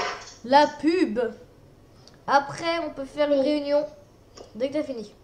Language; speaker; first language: French; native; French